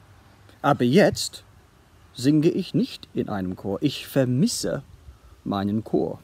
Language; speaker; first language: German; non-native, fluent; English